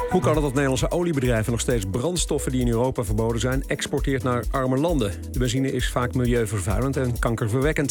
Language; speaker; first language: Dutch; native; Dutch